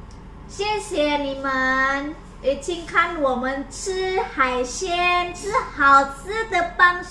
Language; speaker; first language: Chinese; non-native, fluent; Indonesian